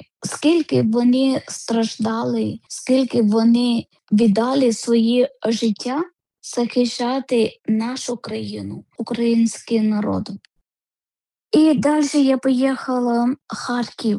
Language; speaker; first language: Ukrainian; non-native, learner; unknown